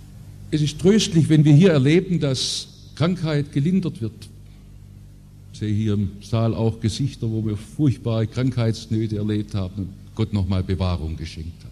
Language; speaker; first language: German; native; German